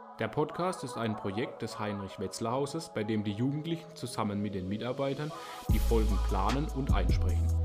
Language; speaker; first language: German; native; German